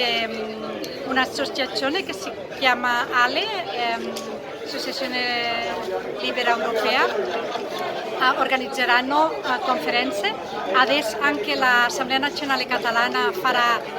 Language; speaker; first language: Italian; non-native, fluent; Catalan